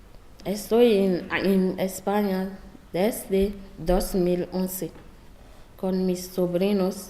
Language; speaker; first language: Spanish; non-native, learner; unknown